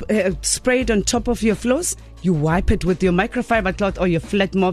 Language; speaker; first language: English; non-native, local second language; Zulu